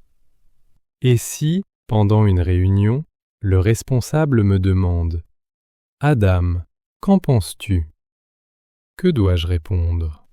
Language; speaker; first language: French; native; French